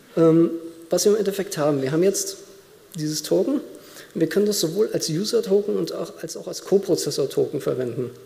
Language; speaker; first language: German; native; German